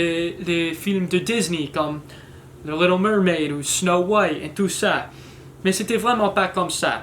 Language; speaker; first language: French; non-native, learner; English